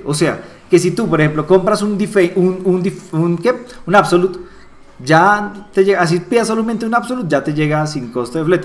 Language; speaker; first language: Spanish; native; Spanish